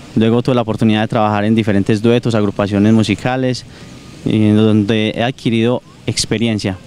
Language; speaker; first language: Spanish; native; Spanish